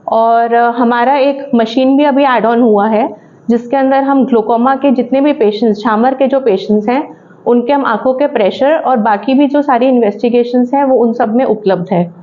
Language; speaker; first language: Hindi; native; Hindi